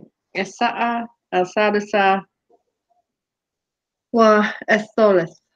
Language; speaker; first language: Arabic; non-native, learner; English